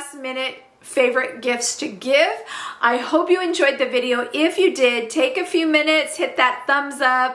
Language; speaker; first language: English; native; English